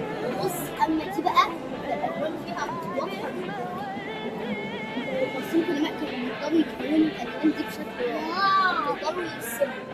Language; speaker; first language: Arabic; native; Arabic